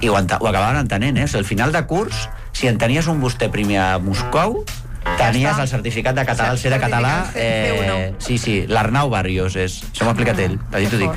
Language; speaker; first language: Catalan; native; Catalan